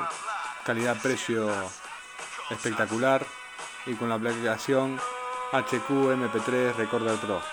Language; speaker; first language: Spanish; native; Spanish